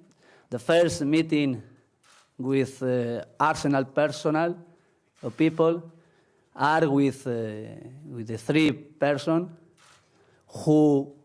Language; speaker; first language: English; non-native, learner; Spanish